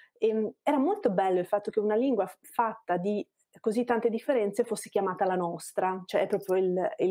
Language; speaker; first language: Italian; non-native, fluent; Bosnian